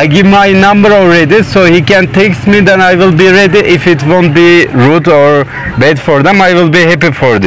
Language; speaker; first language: English; non-native, learner; Turkish